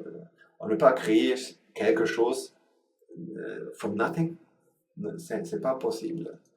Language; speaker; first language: French; non-native, learner; Sinhala